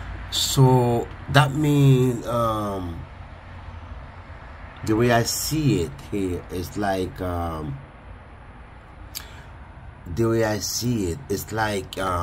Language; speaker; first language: English; non-native, fluent; Haitian Creole